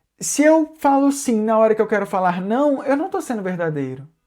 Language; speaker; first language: Portuguese; native; Portuguese